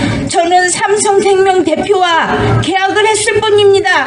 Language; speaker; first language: Korean; native; Korean